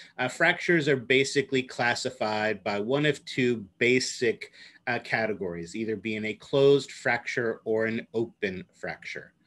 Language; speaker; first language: English; native; English